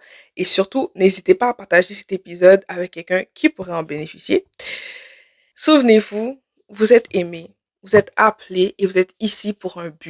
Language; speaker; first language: French; native; French